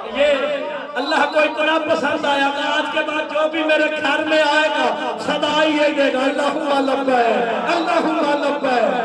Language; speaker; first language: Urdu; non-native, local second language; Punjabi